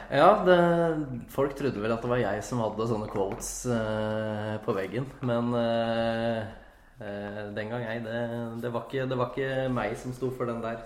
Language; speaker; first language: Norwegian; native; Norwegian